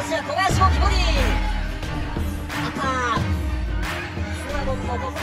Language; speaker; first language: Japanese; native; Japanese